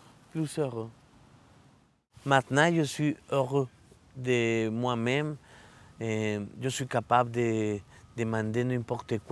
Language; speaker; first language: French; non-native, fluent; Spanish